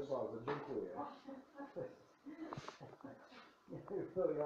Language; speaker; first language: Polish; non-native, learner; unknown